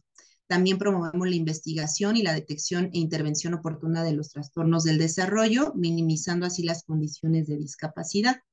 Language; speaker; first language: Spanish; native; Spanish